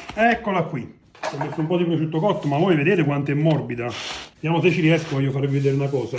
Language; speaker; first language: Italian; native; Italian